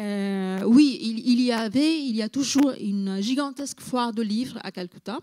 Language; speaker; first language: French; non-native, fluent; Bangla